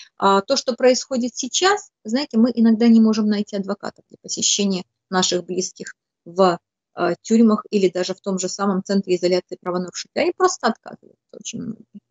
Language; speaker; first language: Russian; native; Russian